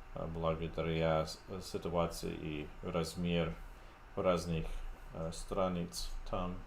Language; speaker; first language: Russian; non-native, fluent; English